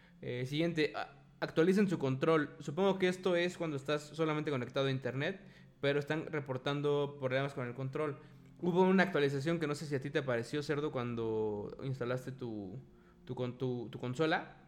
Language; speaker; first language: Spanish; native; Spanish